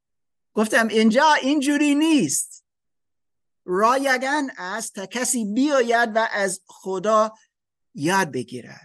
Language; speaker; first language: Persian; non-native, fluent; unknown